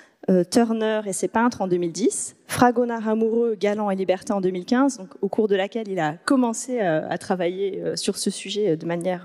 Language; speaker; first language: French; native; French